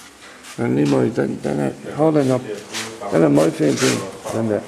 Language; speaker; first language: Danish; non-native, learner; English